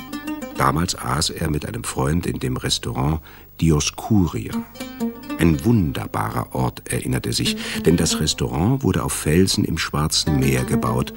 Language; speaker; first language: German; native; German